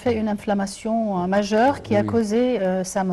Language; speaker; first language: French; non-native, fluent; Arabic